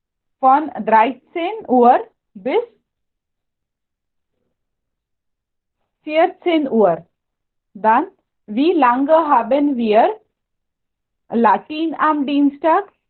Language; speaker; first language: German; non-native, fluent; Hindi